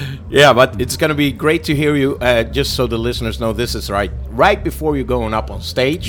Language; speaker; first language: English; non-native, fluent; Swedish